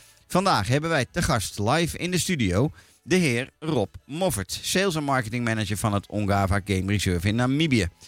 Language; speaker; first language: Dutch; native; Dutch